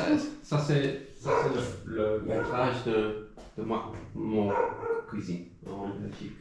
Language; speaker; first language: French; non-native, learner; Dutch